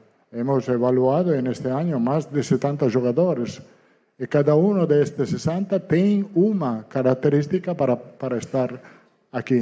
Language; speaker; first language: Spanish; non-native, fluent; Italian